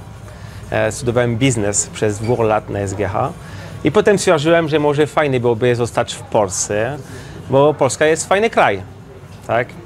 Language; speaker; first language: Polish; non-native, learner; French